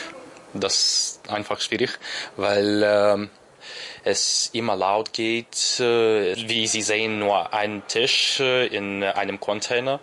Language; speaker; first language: German; non-native, learner; Ukrainian